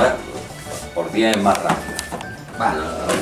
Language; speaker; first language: Spanish; native; Spanish